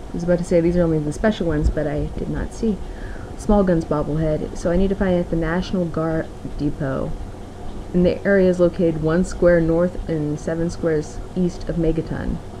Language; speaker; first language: English; native; English